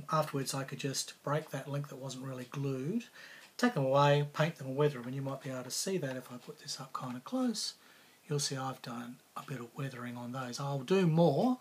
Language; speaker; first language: English; native; English